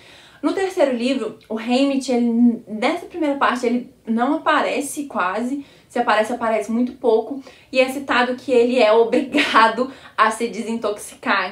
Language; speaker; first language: Portuguese; native; Portuguese